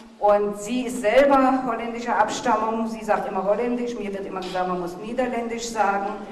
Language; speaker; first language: German; native; German